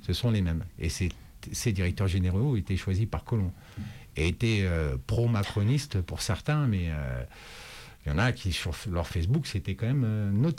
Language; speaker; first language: French; native; French